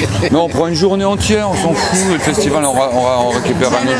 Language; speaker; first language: French; native; French